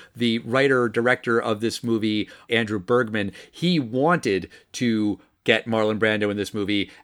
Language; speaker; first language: English; native; English